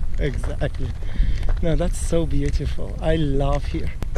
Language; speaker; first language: English; non-native, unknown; Persian